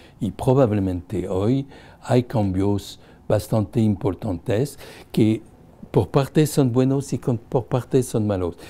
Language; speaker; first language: Spanish; non-native, fluent; French